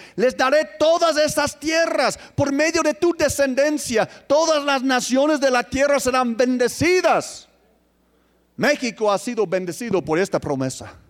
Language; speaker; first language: Spanish; non-native, fluent; English